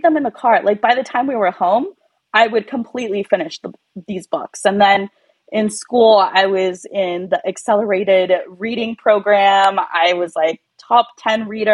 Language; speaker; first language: English; early bilingual, other home language; Spanish